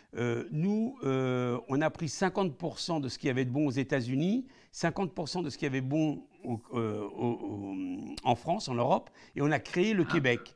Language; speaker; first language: French; native; French